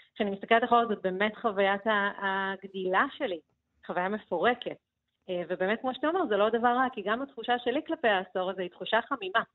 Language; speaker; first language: Hebrew; early bilingual, other home language; Russian